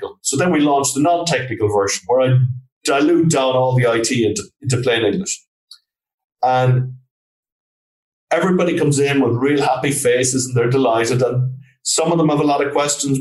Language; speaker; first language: English; native; English